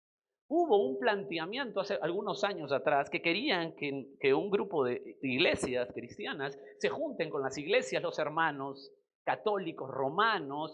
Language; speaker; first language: Spanish; native; Spanish